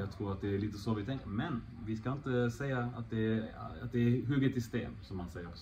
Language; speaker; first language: Swedish; native; Swedish